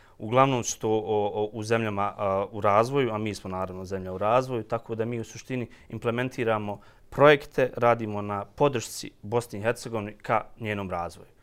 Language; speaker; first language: Croatian; native; Croatian